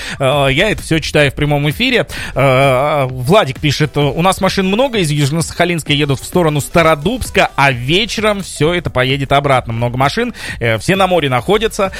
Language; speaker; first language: Russian; native; Russian